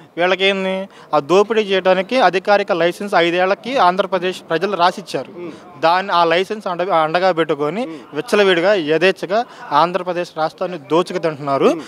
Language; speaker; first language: Telugu; native; Telugu